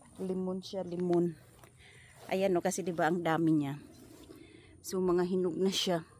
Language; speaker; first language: Filipino; non-native, local second language; Masbatenyo